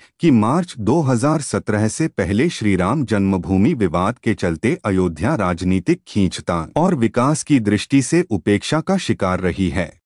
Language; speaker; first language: Hindi; native; Hindi